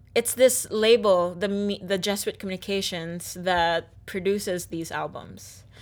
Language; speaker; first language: English; non-native, local second language; Filipino